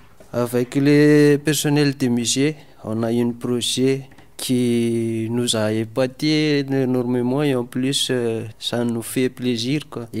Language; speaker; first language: French; non-native, local second language; Malagasy